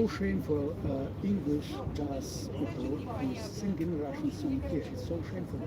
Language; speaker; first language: English; non-native, learner; Ukrainian